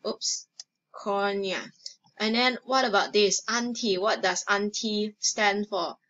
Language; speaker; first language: English; non-native, local second language; Chinese